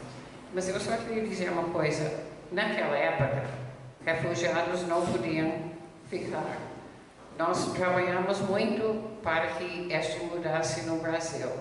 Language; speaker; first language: Portuguese; non-native, fluent; English